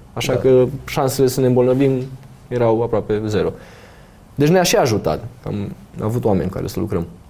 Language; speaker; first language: Romanian; native; Romanian